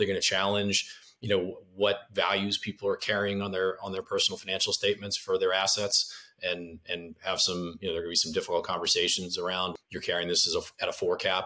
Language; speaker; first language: English; native; English